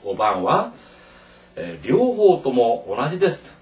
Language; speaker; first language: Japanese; non-native, fluent; Korean